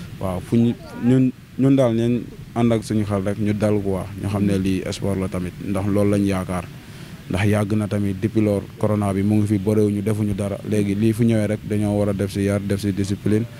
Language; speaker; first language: Wolof; non-native, local second language; Serer